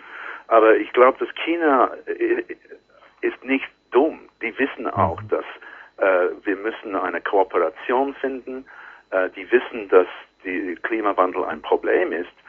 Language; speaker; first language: German; non-native, learner; English